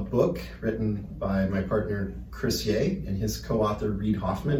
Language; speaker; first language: English; native; English